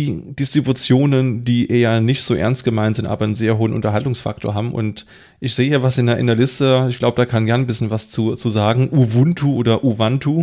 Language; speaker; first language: German; native; German